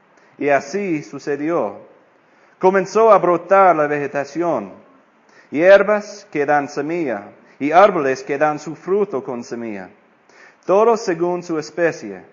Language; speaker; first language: Spanish; non-native, fluent; English